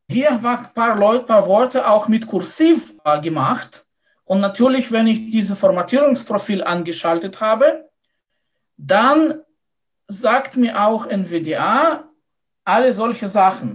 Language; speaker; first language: German; non-native, fluent; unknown